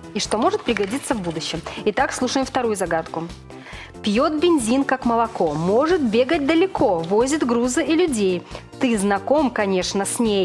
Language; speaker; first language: Russian; native; Russian